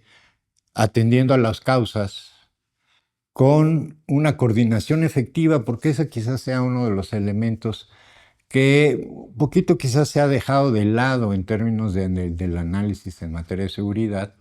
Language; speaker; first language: Spanish; native; Spanish